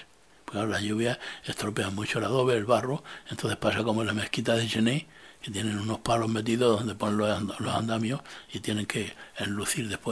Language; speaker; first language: Spanish; native; Spanish